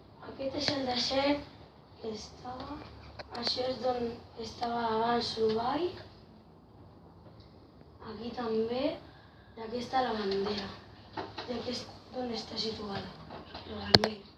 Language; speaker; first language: Catalan; non-native, local second language; Spanish